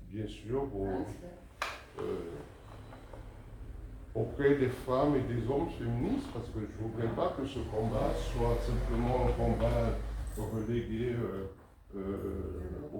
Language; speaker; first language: French; native; French